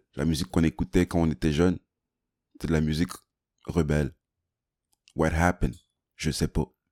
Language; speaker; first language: French; native; French